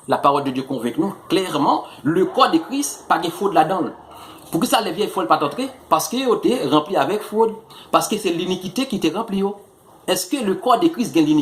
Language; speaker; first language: French; non-native, local second language; Haitian Creole